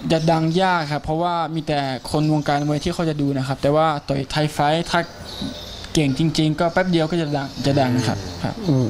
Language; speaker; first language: Thai; early bilingual, other home language; French